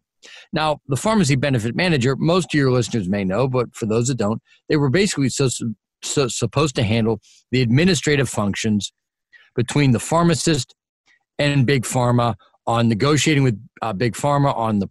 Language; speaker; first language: English; native; English